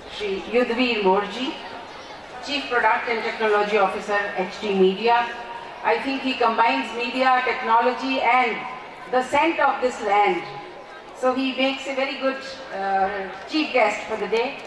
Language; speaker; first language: English; non-native, local second language; Hindi